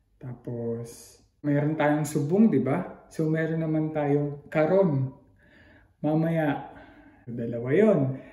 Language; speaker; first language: Filipino; non-native, local second language; Hiligaynon